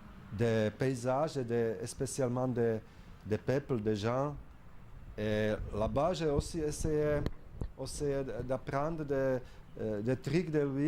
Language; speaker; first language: French; non-native, fluent; Czech